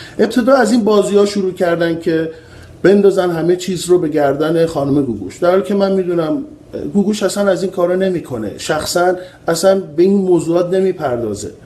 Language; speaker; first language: Persian; native; Persian